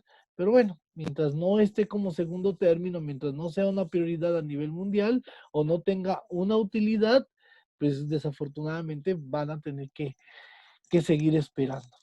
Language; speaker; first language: Spanish; native; Spanish